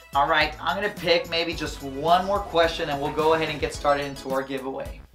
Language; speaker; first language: English; native; English